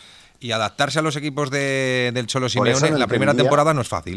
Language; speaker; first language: Spanish; native; Spanish